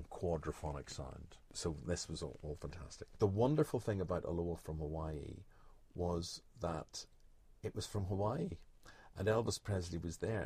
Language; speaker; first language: English; native; English